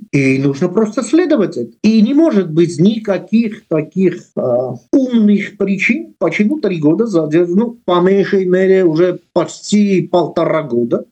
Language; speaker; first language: Russian; non-native, local second language; Armenian